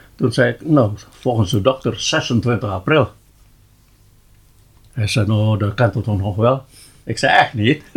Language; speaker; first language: Dutch; non-native, local second language; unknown